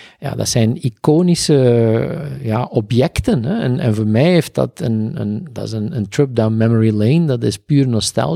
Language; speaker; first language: Dutch; native; Dutch